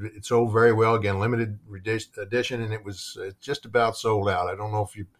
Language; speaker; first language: English; native; English